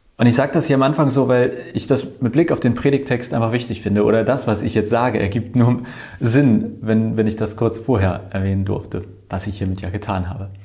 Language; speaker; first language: German; native; German